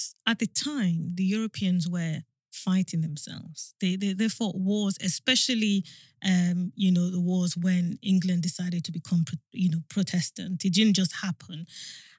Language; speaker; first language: English; non-native, local second language; Yoruba